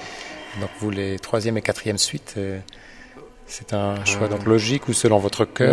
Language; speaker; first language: French; native; French